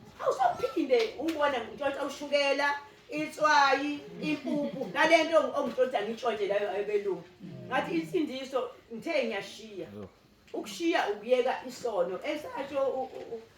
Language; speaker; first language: Zulu; native; Zulu